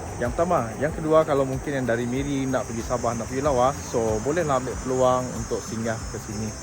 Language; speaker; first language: Malay; non-native, local second language; Iban